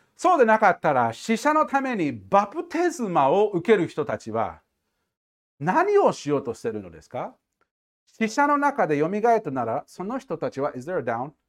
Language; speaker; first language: Japanese; non-native, fluent; English